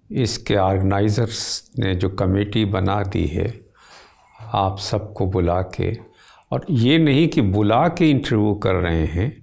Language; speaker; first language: Urdu; native; Urdu